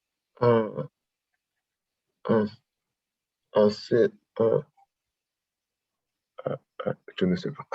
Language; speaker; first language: French; non-native, learner; Chinese